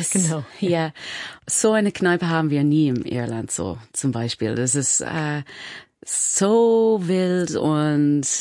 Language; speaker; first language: German; non-native, learner; English